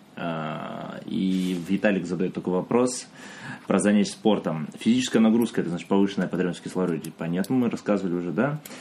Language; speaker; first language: Russian; native; Russian